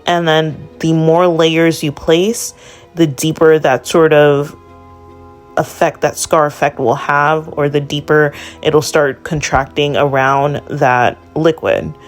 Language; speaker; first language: English; native; English